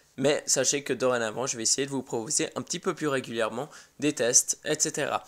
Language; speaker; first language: French; native; French